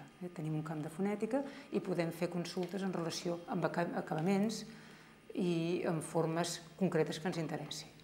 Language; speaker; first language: Catalan; native; Catalan